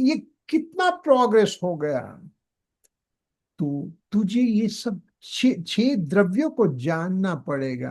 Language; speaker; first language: Hindi; non-native, local second language; Gujarati